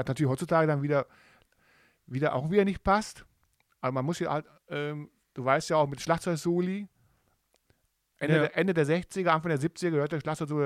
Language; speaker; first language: German; native; German